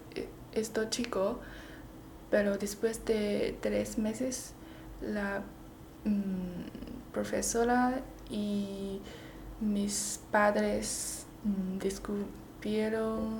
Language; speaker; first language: Spanish; non-native, learner; Chinese